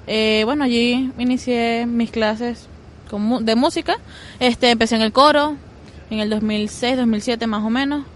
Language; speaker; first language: Spanish; native; Spanish